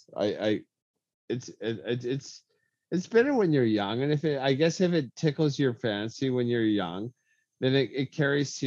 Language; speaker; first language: English; native; English